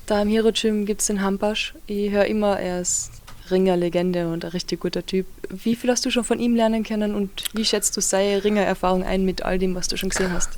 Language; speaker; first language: German; native; German